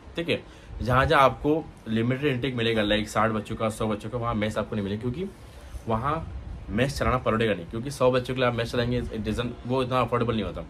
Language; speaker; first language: Hindi; non-native, local second language; Marathi